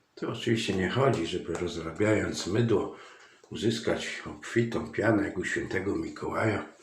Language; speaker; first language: Polish; native; Polish